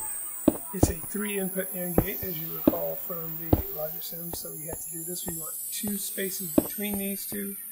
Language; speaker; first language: English; native; English